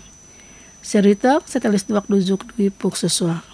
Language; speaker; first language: French; non-native, fluent; Indonesian